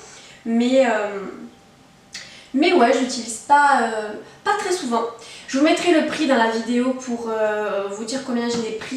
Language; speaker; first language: French; native; French